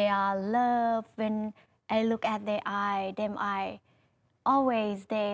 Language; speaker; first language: English; non-native, learner; Thai